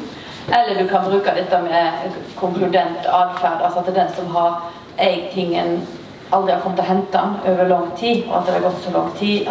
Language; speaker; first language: Norwegian; native; Norwegian